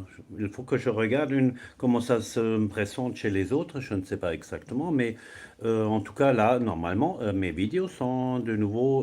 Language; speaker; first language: French; non-native, fluent; German